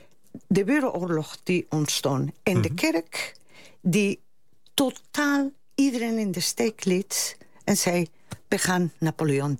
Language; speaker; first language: Dutch; non-native, fluent; Spanish